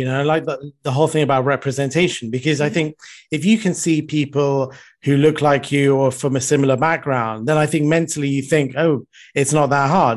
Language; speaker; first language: English; non-native, local second language; Sinhala